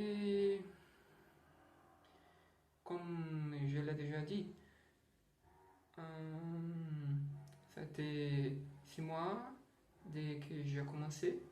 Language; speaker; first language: French; non-native, learner; Portuguese